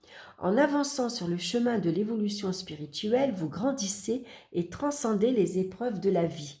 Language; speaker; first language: French; native; French